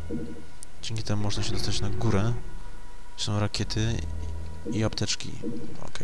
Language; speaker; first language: Polish; native; Polish